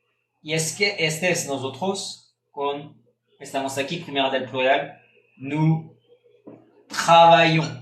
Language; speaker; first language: Spanish; non-native, fluent; French